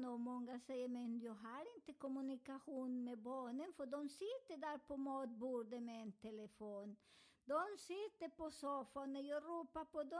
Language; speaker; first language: Swedish; non-native, learner; Spanish